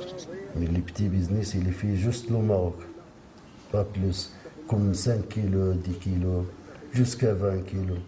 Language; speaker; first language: French; non-native, learner; Arabic